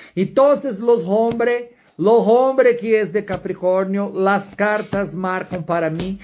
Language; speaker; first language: Spanish; non-native, learner; Portuguese